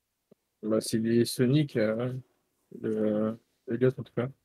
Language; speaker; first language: French; native; French